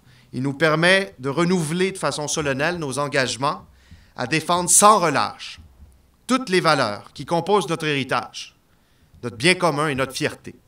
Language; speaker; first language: French; native; French